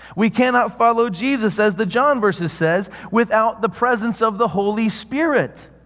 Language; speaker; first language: English; native; English